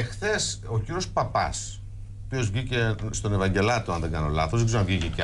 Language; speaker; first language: Greek; native; Greek